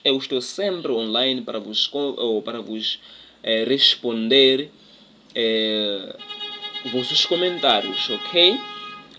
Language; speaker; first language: Portuguese; non-native, local second language; Tsonga